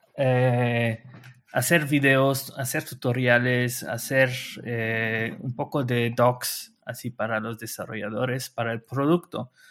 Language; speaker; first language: Spanish; non-native, fluent; Luxembourgish